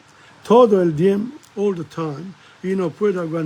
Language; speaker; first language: Spanish; non-native, learner; English